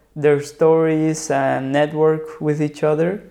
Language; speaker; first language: English; non-native, fluent; Spanish